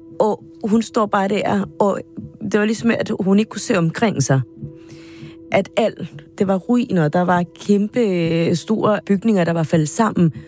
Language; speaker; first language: Danish; non-native, fluent; Spanish